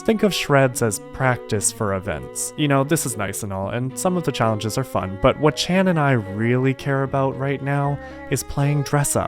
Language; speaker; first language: English; native; English